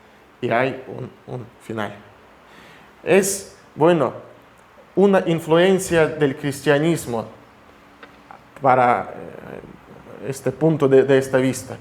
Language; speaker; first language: Spanish; non-native, fluent; Russian